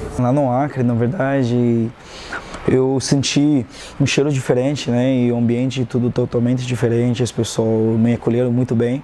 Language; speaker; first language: Portuguese; non-native, fluent; Haitian Creole